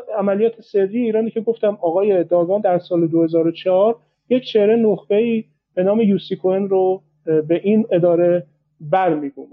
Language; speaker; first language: Persian; native; Persian